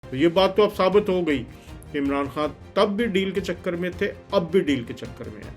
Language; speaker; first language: Urdu; native; Urdu